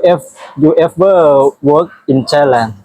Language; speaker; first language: English; non-native, learner; Northeastern Thai